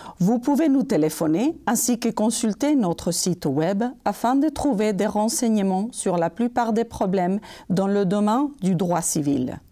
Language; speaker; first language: French; non-native, fluent; Spanish